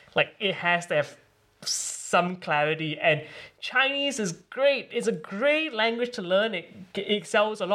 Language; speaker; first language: English; native; English